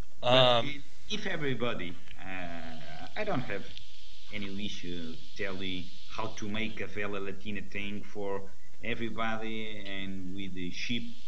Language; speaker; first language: English; non-native, learner; Portuguese